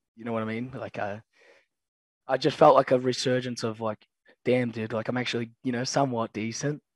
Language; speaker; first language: English; native; English